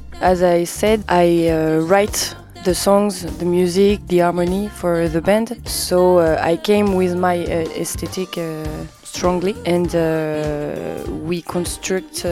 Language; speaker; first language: English; non-native, learner; French